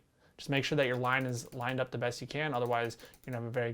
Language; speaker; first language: English; native; English